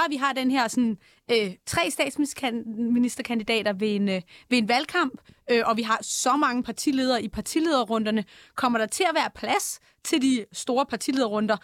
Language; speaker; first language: Danish; native; Danish